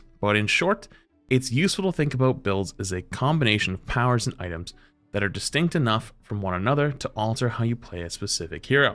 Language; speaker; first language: English; native; English